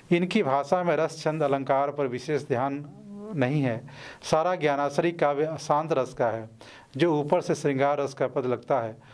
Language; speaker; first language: Hindi; native; Hindi